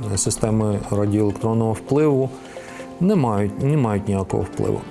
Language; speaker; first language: Ukrainian; native; Ukrainian